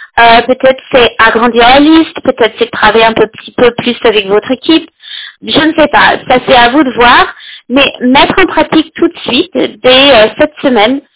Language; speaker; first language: French; non-native, fluent; English